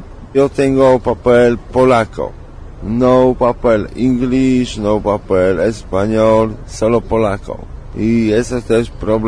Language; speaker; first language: Spanish; non-native, learner; Polish